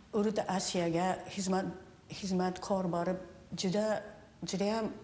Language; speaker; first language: Uzbek; non-native, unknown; Japanese